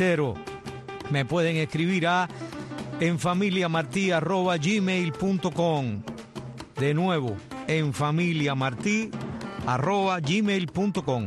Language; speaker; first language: Spanish; native; Spanish